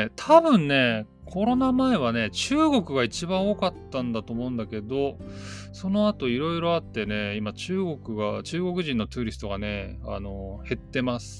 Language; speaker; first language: Japanese; native; Japanese